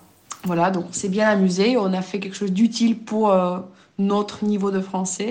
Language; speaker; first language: French; non-native, fluent; Ukrainian